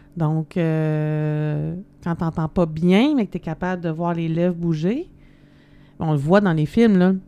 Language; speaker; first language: French; native; French